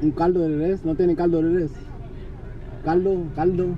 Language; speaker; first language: Spanish; early bilingual, heritage; Spanish